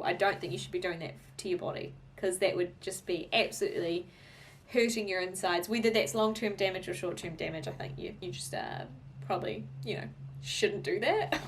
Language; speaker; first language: English; native; English